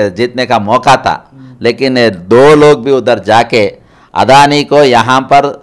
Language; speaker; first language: Hindi; non-native, local second language; Telugu